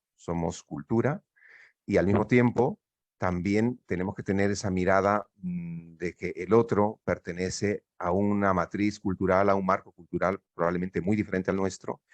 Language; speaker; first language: Spanish; native; Spanish